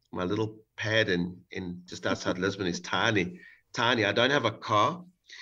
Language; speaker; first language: English; native; English